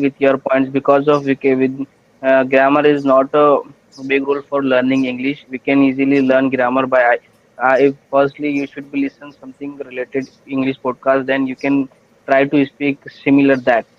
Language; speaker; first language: English; non-native, learner; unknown